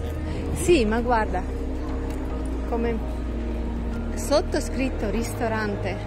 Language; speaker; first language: Italian; non-native, learner; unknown